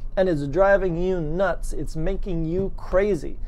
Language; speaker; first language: English; native; English